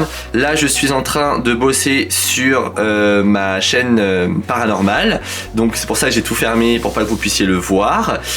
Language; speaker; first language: French; native; French